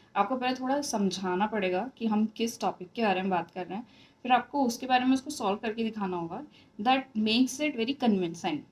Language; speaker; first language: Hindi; native; Hindi